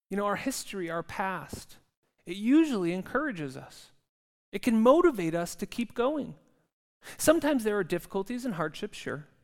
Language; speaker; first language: English; native; English